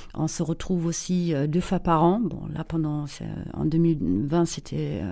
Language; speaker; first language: French; non-native, fluent; German